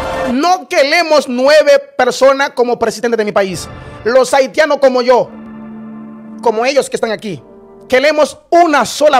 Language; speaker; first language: Spanish; non-native, learner; Haitian Creole